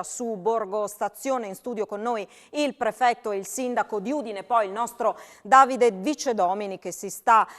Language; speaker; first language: Italian; native; Italian